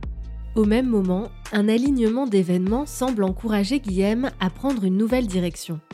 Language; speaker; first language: French; native; French